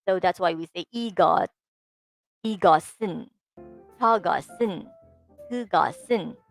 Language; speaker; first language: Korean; non-native, fluent; Filipino